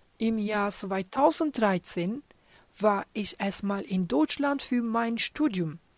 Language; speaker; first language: German; non-native, fluent; Turkish